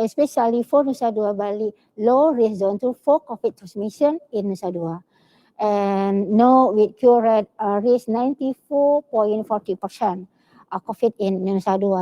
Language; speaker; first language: English; non-native, learner; Indonesian